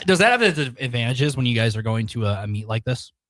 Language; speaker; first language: English; native; English